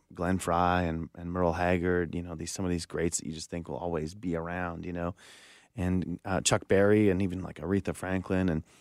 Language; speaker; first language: English; native; English